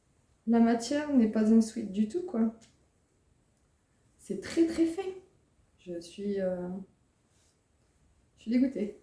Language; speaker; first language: French; native; French